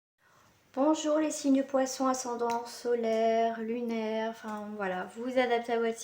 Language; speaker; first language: French; native; French